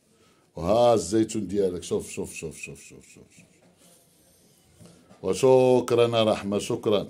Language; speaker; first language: Arabic; native; Arabic